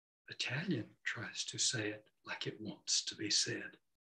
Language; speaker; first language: English; native; English